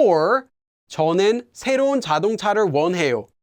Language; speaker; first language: Korean; non-native, fluent; English